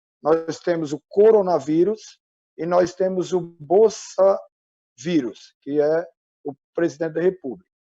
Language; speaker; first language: Portuguese; native; Portuguese